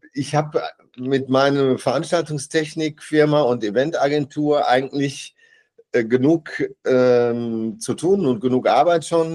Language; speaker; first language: German; native; German